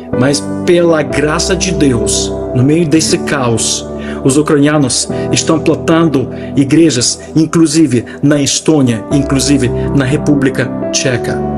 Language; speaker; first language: Portuguese; non-native, fluent; Ukrainian